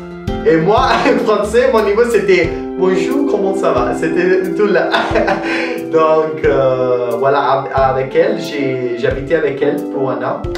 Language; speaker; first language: French; non-native, learner; Italian